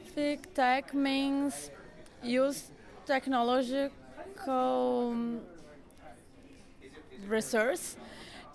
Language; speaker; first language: English; non-native, fluent; Portuguese